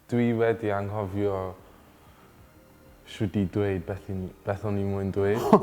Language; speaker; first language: Welsh; non-native, learner; English